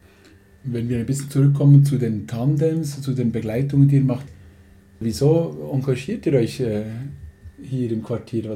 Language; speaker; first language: German; native; German